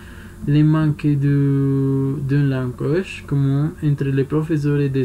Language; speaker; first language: French; non-native, learner; Spanish